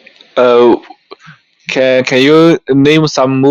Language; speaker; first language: English; non-native, learner; Chinese